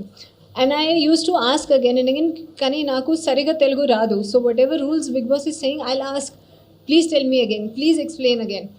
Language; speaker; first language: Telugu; non-native, learner; Hindi